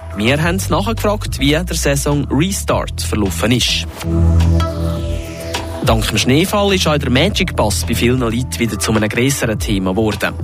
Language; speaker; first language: German; native; German